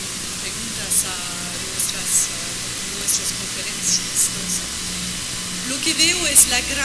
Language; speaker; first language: Spanish; non-native, fluent; French